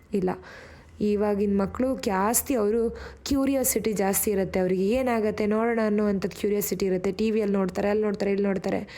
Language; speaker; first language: Kannada; native; Kannada